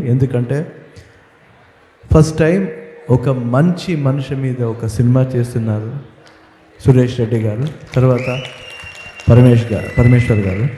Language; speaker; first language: Telugu; non-native, learner; Kannada